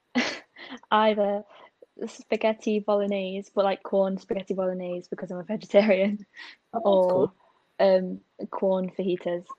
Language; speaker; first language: English; native; English